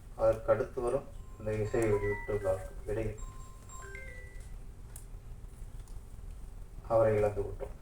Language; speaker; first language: Tamil; native; Tamil